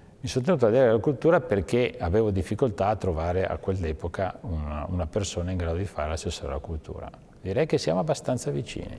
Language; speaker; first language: Italian; native; Italian